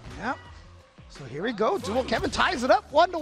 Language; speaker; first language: English; native; English